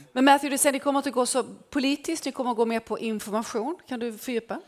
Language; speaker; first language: Swedish; native; Swedish